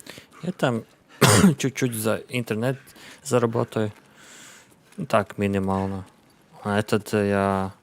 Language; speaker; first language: Russian; non-native, learner; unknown